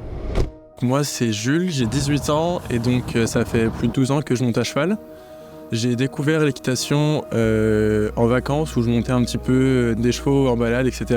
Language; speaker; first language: French; native; French